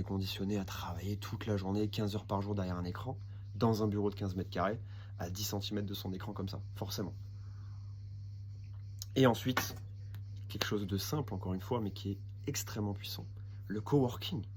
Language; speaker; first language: French; native; French